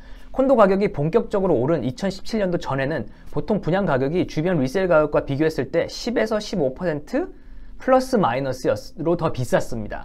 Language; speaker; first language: Korean; native; Korean